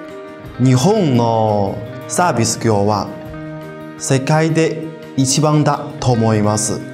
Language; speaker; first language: Japanese; non-native, learner; Chinese